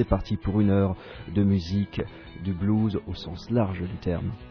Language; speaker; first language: French; native; French